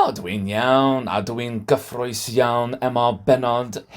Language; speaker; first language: Welsh; non-native, learner; English